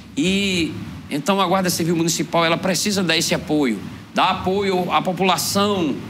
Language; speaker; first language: Portuguese; native; Portuguese